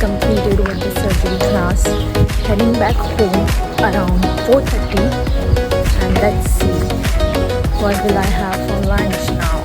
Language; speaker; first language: English; non-native, local second language; Hindi